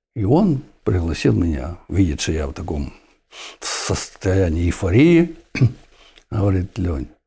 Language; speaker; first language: Russian; non-native, local second language; Ukrainian